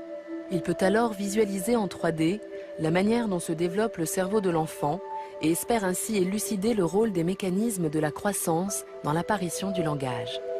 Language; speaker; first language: French; native; French